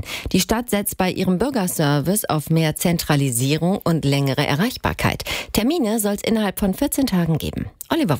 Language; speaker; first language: German; native; German